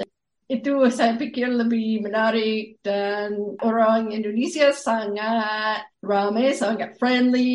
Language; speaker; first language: Indonesian; non-native, fluent; English